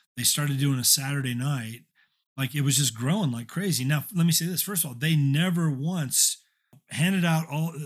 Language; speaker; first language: English; native; English